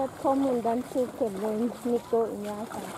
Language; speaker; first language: German; non-native, learner; Thai